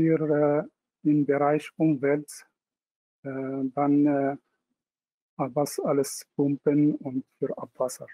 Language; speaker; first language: German; non-native, fluent; Arabic